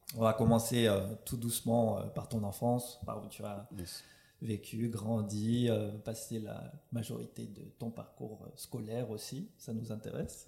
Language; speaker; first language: French; native; French